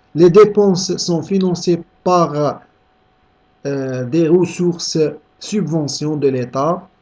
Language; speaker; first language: French; non-native, local second language; Arabic